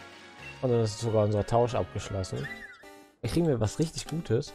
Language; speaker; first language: German; native; German